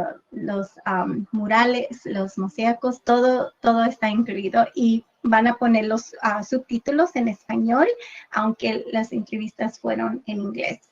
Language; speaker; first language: Spanish; early bilingual, heritage; English